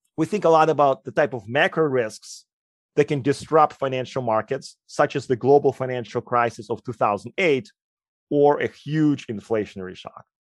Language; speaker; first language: English; non-native, fluent; Ukrainian